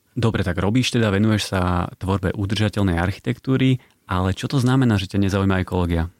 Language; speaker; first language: Slovak; native; Slovak